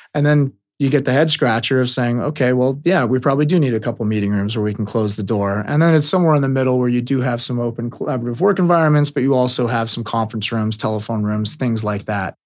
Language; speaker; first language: English; native; English